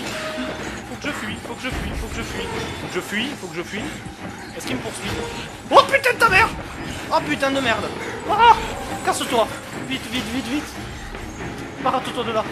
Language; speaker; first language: French; native; French